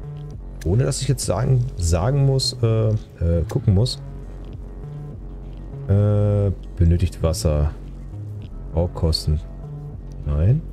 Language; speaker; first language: German; native; German